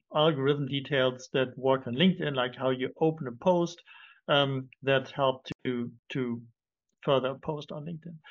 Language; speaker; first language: English; non-native, fluent; German